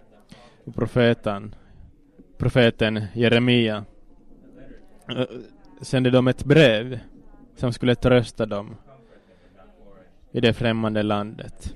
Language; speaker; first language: Swedish; non-native, local second language; Finnish